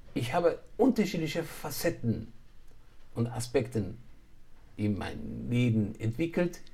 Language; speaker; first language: German; non-native, fluent; Persian